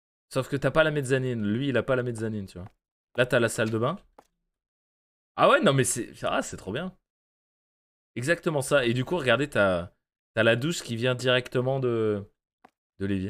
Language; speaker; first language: French; native; French